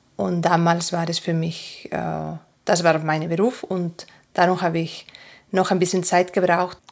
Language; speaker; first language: German; non-native, fluent; Spanish